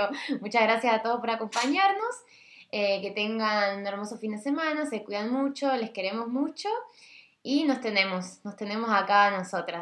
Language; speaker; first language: Spanish; native; Spanish